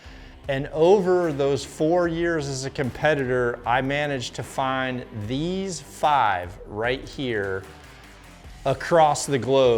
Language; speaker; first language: English; native; English